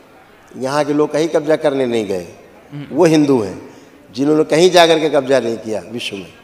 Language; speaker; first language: Hindi; native; Hindi